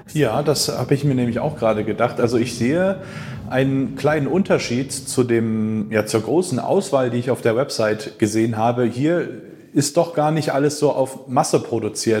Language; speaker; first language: German; native; German